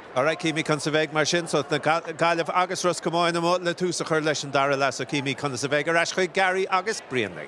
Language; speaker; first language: Irish; native; Irish